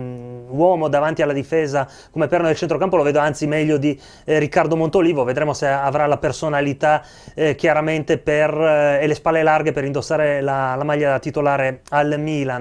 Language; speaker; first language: Italian; native; Italian